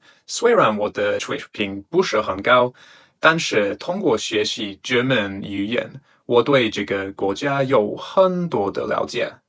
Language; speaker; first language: Chinese; non-native, learner; English